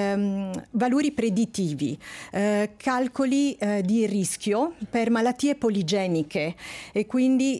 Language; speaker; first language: Italian; native; Italian